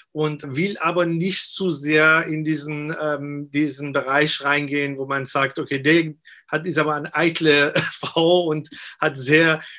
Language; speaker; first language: German; non-native, fluent; Persian